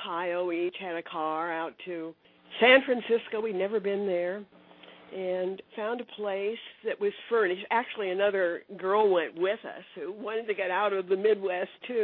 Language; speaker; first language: English; native; English